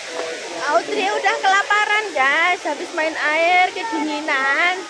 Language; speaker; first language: Indonesian; non-native, local second language; Javanese